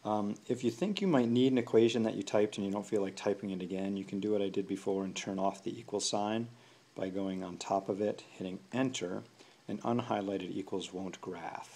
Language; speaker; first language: English; native; English